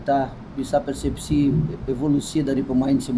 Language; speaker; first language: Indonesian; non-native, fluent; Portuguese